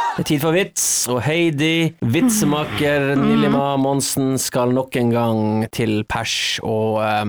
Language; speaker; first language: Norwegian; native; Norwegian